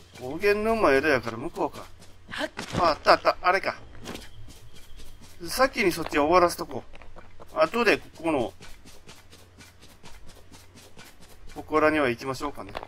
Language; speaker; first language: Japanese; native; Japanese